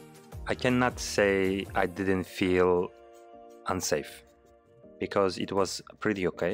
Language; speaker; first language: English; non-native, learner; Turkish